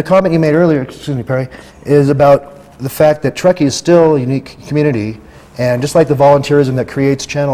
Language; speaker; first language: English; native; English